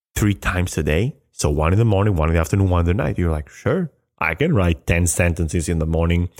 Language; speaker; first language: English; non-native, fluent; Albanian